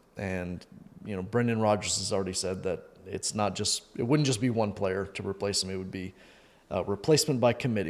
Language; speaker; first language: English; native; English